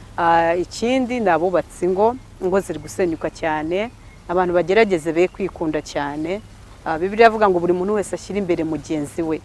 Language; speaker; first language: Kinyarwanda; early bilingual, heritage; Kinyarwanda